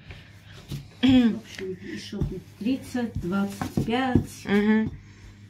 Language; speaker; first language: Russian; non-native, learner; Armenian